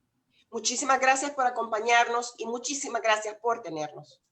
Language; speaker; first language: Spanish; native; Spanish